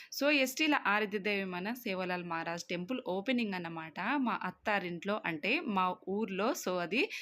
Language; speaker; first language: Telugu; non-native, local second language; Lambadi